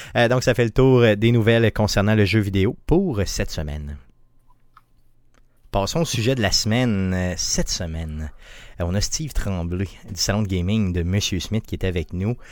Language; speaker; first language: French; native; French